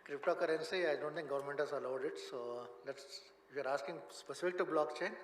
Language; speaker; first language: English; non-native, local second language; Kannada